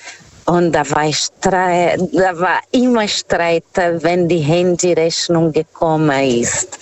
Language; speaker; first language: German; non-native, fluent; Portuguese